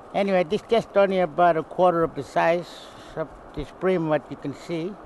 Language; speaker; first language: English; native; English